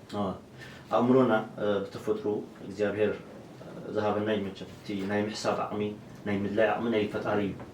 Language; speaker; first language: Tigrinya; non-native, local second language; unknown